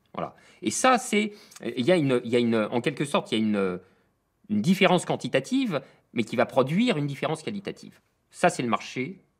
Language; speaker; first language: French; native; French